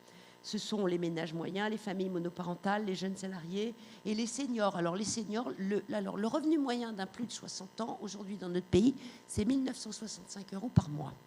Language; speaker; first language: French; native; French